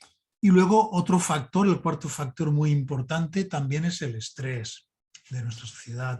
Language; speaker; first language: Spanish; native; Spanish